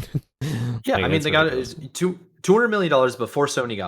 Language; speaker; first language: English; native; English